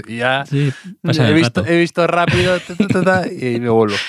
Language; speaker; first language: Spanish; native; Spanish